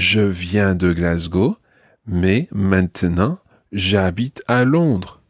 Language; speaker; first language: French; non-native, fluent; English